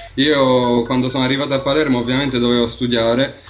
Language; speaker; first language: Italian; early bilingual, other home language; Arabic